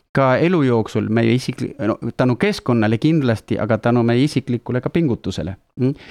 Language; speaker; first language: Estonian; non-native, fluent; Spanish